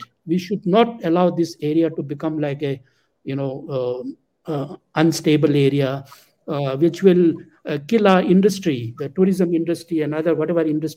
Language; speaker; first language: English; non-native, local second language; Ladakhi